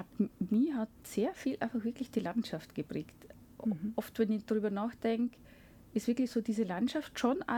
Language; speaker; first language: German; native; German